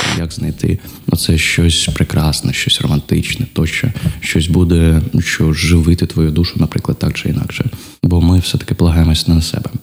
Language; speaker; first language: Ukrainian; non-native, local second language; Russian